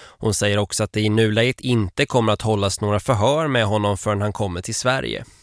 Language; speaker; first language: Swedish; native; Swedish